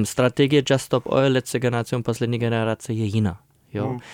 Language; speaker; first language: Czech; non-native, fluent; German